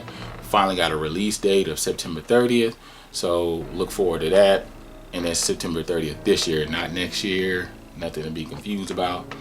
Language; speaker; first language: English; native; English